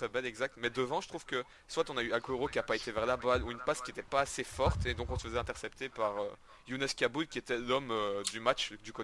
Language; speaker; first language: French; native; French